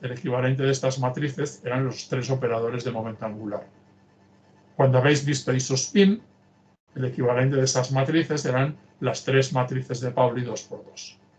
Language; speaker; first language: Spanish; native; Spanish